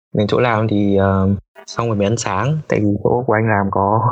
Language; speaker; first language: Vietnamese; native; Vietnamese